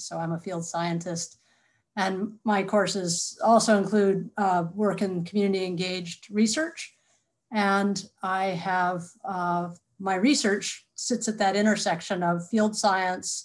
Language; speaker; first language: English; native; English